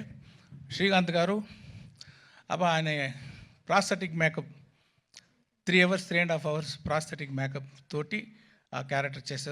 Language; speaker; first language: Telugu; non-native, fluent; Tamil